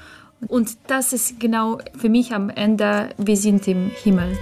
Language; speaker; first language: German; non-native, fluent; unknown